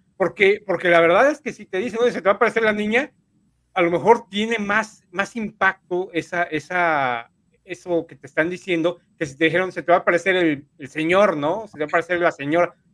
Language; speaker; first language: Spanish; native; Spanish